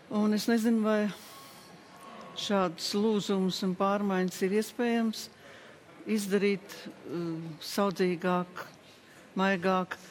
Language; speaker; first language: Latvian; native; Latvian